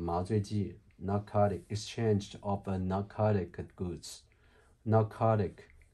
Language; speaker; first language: English; non-native, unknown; Chinese